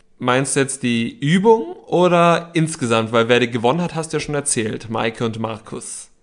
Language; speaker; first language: German; native; German